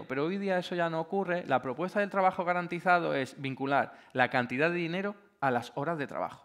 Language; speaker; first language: Spanish; native; Spanish